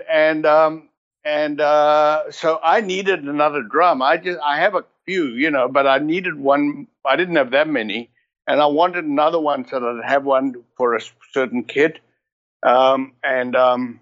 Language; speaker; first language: English; native; English